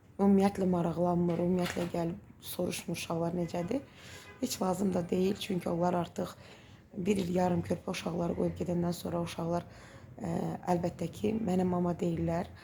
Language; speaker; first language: Azerbaijani; native; Azerbaijani